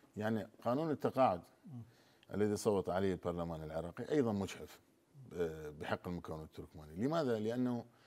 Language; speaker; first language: Arabic; non-native, local second language; Turkmen